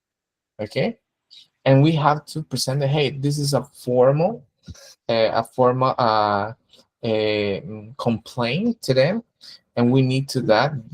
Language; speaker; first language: English; non-native, fluent; Spanish